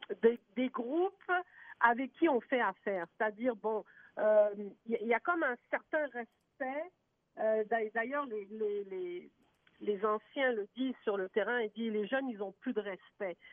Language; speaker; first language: French; native; French